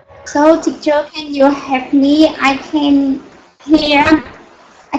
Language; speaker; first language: English; non-native, learner; Vietnamese